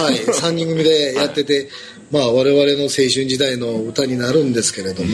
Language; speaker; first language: Japanese; native; Japanese